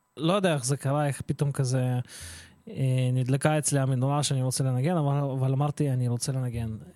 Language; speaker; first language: Hebrew; early bilingual, other home language; Russian